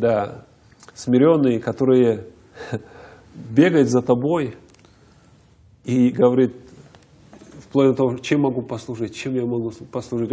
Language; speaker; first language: Russian; native; Russian